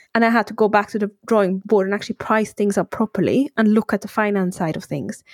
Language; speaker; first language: English; non-native, fluent; Swiss German